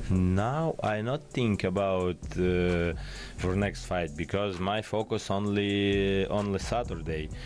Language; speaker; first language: English; non-native, learner; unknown